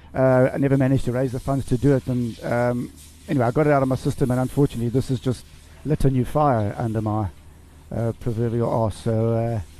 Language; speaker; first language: English; native; English